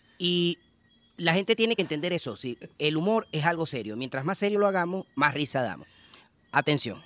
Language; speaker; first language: Spanish; native; Spanish